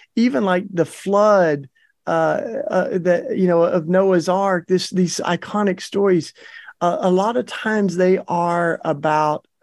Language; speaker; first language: English; native; English